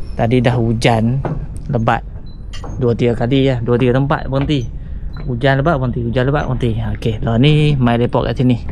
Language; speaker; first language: Malay; native; Malay